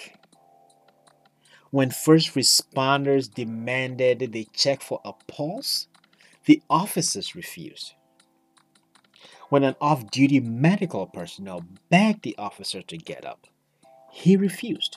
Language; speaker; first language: English; non-native, local second language; Ewe